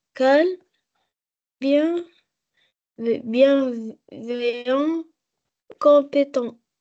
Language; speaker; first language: French; non-native, learner; Arabic